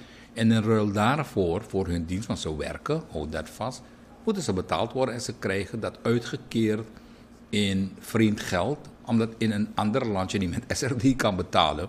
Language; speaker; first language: Dutch; native; Dutch